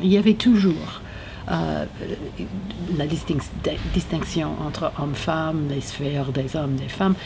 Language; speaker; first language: French; non-native, learner; English